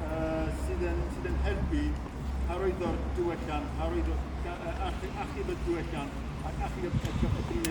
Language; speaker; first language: Welsh; non-native, fluent; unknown